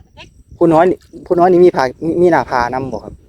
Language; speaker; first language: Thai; non-native, local second language; Northeastern Thai